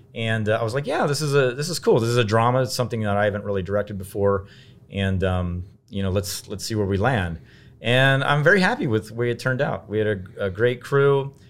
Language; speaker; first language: English; native; English